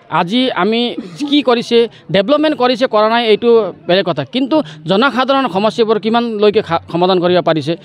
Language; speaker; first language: Assamese; non-native, local second language; Nepali